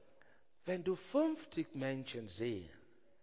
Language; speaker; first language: German; non-native, learner; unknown